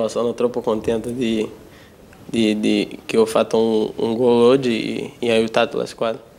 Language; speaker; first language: Italian; non-native, learner; Portuguese